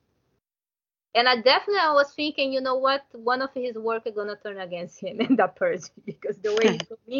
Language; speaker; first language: English; non-native, learner; Portuguese